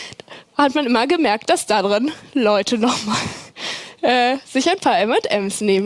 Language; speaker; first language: German; native; German